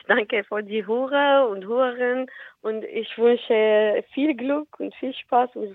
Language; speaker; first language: German; non-native, learner; Arabic